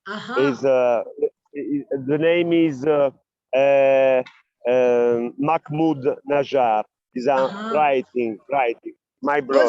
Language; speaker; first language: English; non-native, learner; Italian